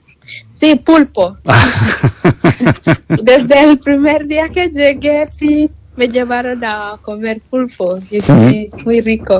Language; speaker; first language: Spanish; non-native, learner; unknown